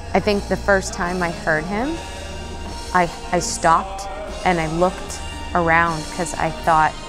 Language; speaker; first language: English; native; English